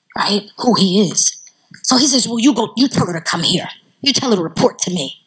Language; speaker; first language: English; native; English